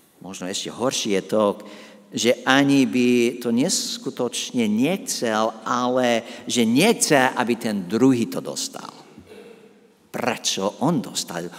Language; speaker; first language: Slovak; non-native, fluent; English